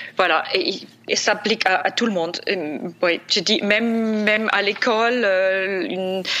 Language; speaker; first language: French; non-native, fluent; German